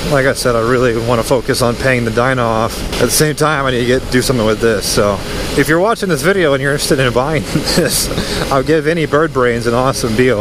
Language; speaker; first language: English; native; English